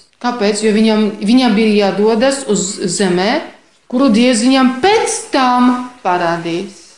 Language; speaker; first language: Latvian; non-native, fluent; Polish